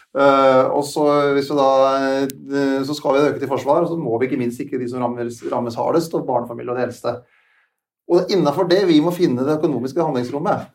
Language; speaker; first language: Norwegian; native; Norwegian